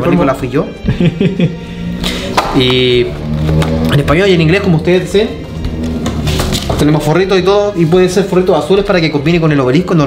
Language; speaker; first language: Spanish; native; Spanish